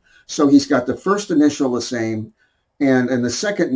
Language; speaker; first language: English; native; English